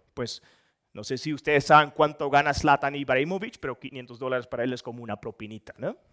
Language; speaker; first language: Spanish; non-native, fluent; Dutch